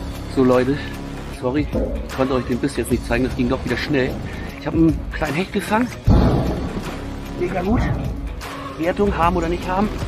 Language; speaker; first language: German; native; German